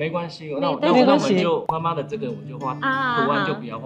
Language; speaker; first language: Chinese; native; Chinese